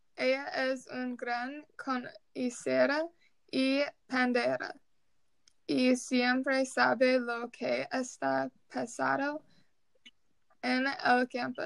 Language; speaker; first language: Spanish; non-native, learner; English